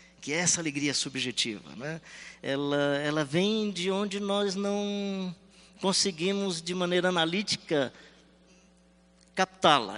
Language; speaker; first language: Portuguese; native; Portuguese